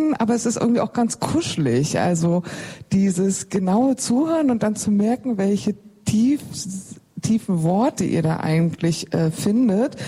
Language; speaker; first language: German; native; German